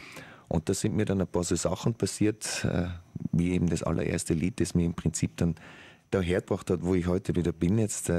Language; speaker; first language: German; native; German